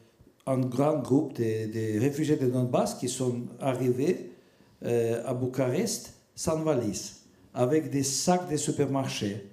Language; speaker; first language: French; non-native, fluent; Russian